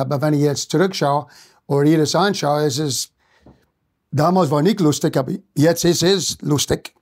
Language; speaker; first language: German; non-native, fluent; English